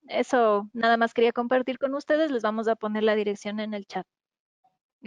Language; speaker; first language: Spanish; native; Spanish